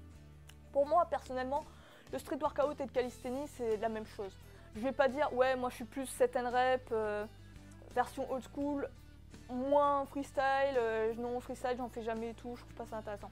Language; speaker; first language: French; native; French